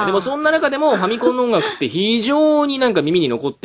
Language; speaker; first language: Japanese; native; Japanese